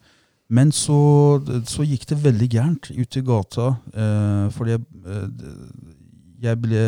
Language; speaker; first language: Norwegian; non-native, fluent; Persian